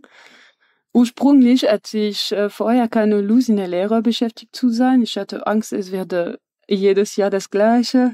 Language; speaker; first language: German; non-native, fluent; French